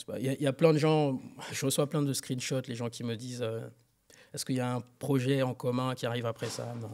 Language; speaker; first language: French; native; French